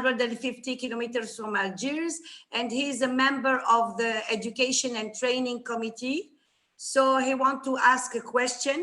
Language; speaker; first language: English; non-native, fluent; Arabic